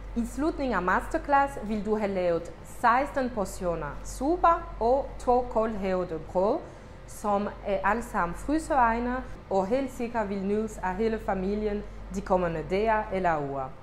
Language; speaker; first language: Danish; non-native, fluent; French